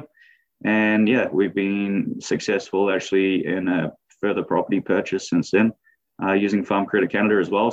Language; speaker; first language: English; native; English